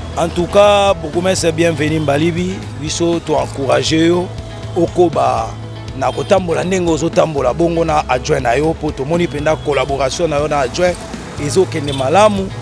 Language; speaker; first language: Lingala; native; Lingala